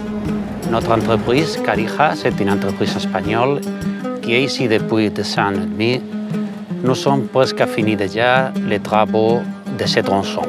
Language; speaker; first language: French; non-native, fluent; Spanish